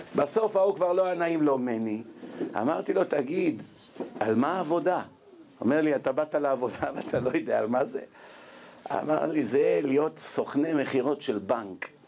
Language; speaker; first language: Hebrew; native; Hebrew